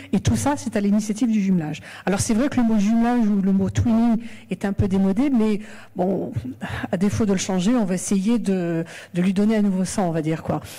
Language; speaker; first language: French; native; French